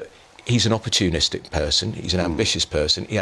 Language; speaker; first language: English; native; English